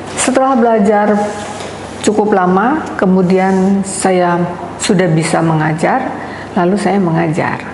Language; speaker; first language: Indonesian; native; Indonesian